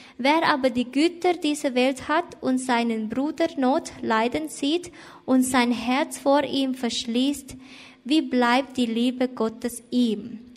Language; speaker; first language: German; non-native, learner; Thai